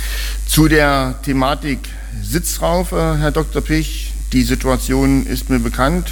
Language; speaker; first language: German; native; German